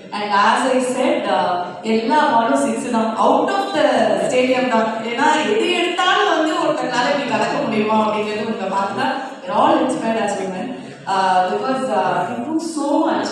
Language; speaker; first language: Tamil; native; Tamil